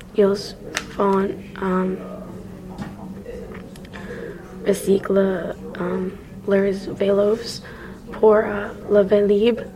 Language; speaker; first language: French; non-native, learner; English